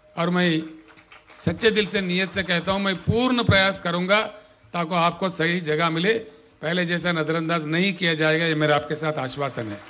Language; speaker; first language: Hindi; non-native, local second language; Telugu